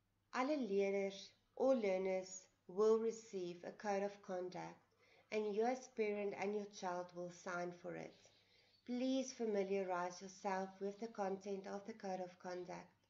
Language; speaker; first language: English; non-native, local second language; Afrikaans